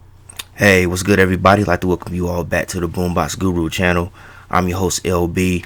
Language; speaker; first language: English; native; English